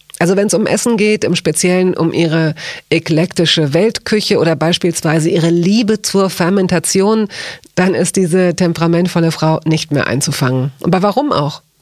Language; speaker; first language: German; native; German